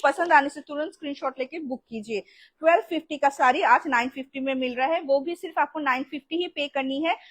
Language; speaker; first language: Hindi; non-native, local second language; Bangla